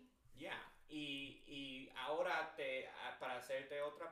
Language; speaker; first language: Spanish; early bilingual, heritage; English